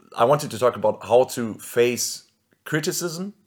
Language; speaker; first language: English; non-native, fluent; German